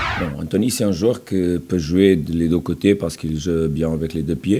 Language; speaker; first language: French; non-native, fluent; Portuguese